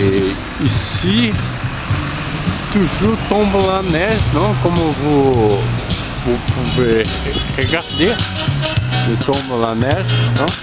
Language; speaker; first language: French; non-native, learner; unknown